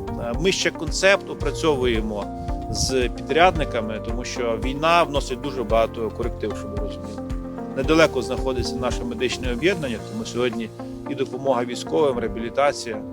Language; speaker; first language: Ukrainian; native; Ukrainian